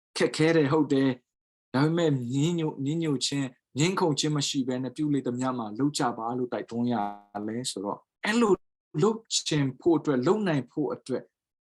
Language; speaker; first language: Burmese; non-native, local second language; Tedim Chin